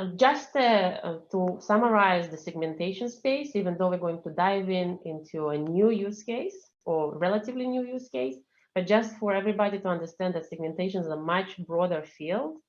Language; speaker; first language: English; non-native, fluent; Russian